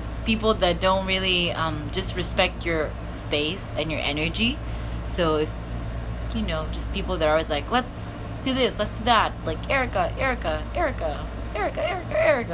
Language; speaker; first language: English; non-native, fluent; Portuguese